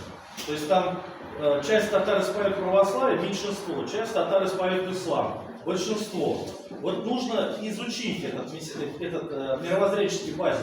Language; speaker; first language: Russian; native; Russian